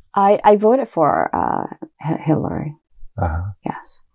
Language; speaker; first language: English; early bilingual, other home language; Japanese